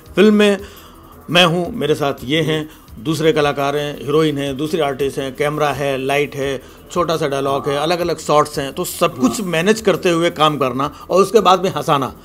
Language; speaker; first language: Hindi; native; Hindi